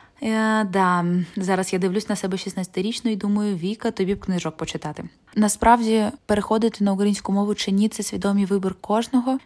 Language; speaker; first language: Ukrainian; non-native, local second language; Russian